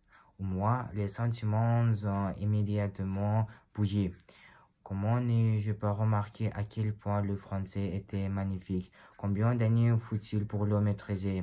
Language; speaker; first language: French; non-native, learner; Uzbek